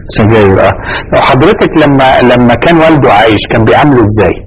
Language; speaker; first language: Arabic; native; Arabic